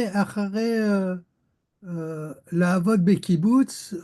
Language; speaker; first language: Hebrew; non-native, learner; French